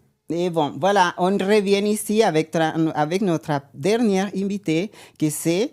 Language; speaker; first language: French; non-native, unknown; Spanish